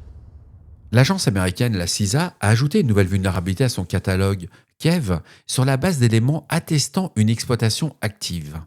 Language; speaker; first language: French; native; French